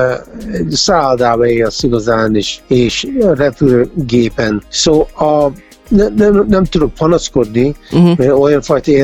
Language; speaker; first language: Hungarian; early bilingual, heritage; Hungarian